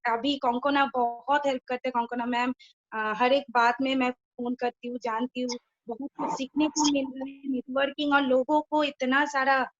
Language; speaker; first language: Hindi; non-native, local second language; Bangla